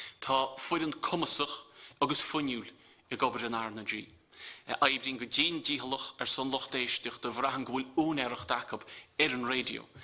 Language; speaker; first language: Irish; native; Irish